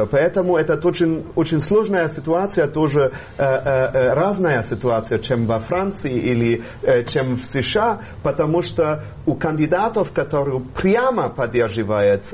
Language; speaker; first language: Russian; non-native, fluent; German